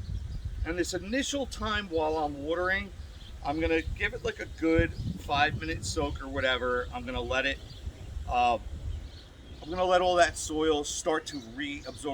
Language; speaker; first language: English; native; English